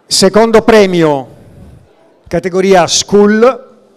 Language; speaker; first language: Italian; native; Italian